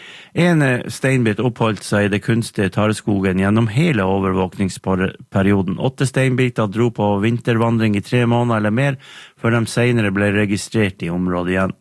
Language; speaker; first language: Norwegian; native; Norwegian